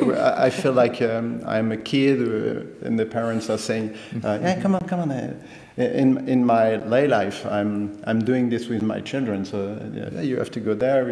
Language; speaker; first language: English; non-native, fluent; French